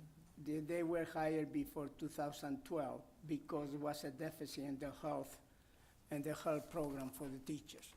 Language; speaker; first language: English; non-native, fluent; Spanish